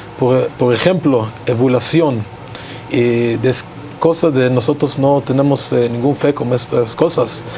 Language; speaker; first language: Spanish; non-native, learner; Hebrew